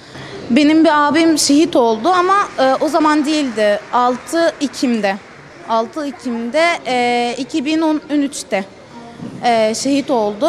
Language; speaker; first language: Turkish; early bilingual, other home language; Arabic